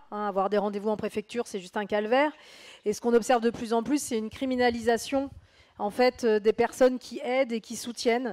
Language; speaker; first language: French; native; French